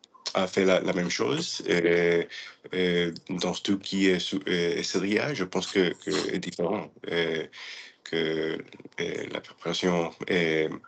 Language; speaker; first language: French; non-native, learner; English